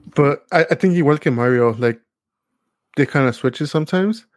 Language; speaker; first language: English; early bilingual, other home language; Spanish